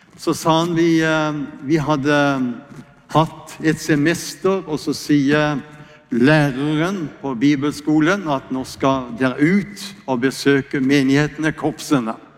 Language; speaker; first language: Norwegian; native; Norwegian